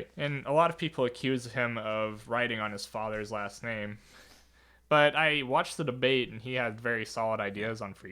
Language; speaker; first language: English; native; English